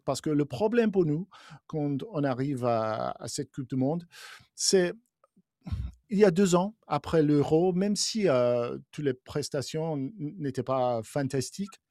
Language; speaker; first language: French; non-native, fluent; English